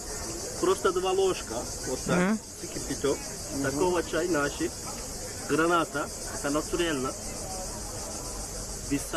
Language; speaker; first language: Russian; non-native, learner; Turkish